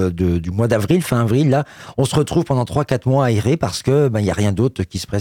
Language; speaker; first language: French; native; French